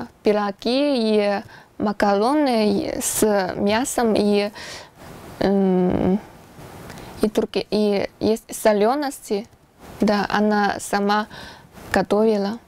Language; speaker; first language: Russian; non-native, learner; Chinese